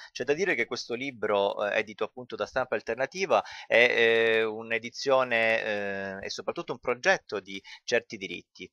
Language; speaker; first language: Italian; native; Italian